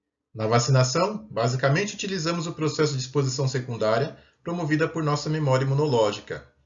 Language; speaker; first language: Portuguese; native; Portuguese